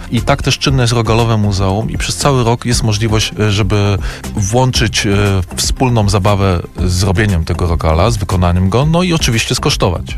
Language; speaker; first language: Polish; native; Polish